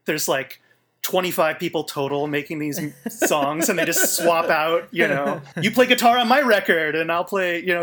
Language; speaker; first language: English; native; English